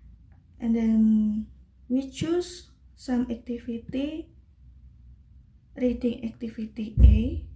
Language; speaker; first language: English; non-native, learner; Indonesian